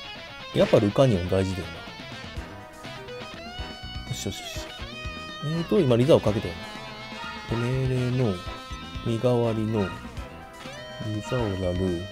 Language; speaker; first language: Japanese; native; Japanese